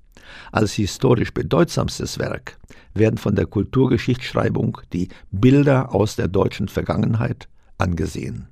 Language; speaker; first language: German; native; German